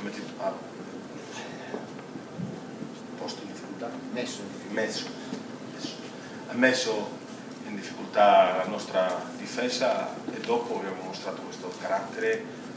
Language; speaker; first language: Italian; non-native, fluent; Spanish